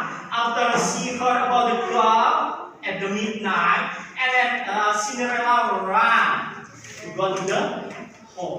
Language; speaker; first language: English; non-native, learner; Indonesian